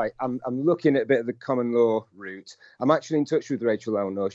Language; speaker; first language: English; native; English